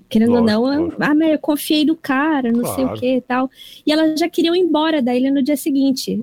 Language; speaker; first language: Portuguese; early bilingual, heritage; Japanese